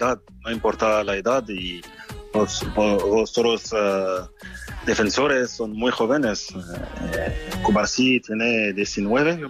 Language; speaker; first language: Spanish; non-native, fluent; French